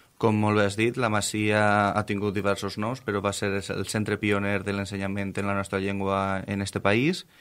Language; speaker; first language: Catalan; native; Catalan